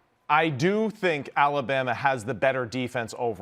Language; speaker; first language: English; native; English